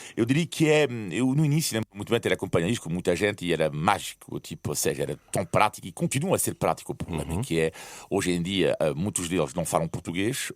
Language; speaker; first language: Portuguese; non-native, fluent; French